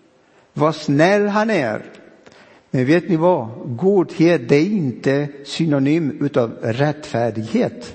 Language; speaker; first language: Swedish; non-native, fluent; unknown